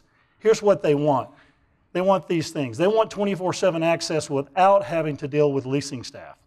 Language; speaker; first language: English; native; English